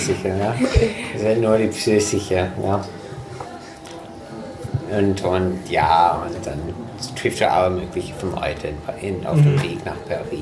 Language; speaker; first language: German; non-native, fluent; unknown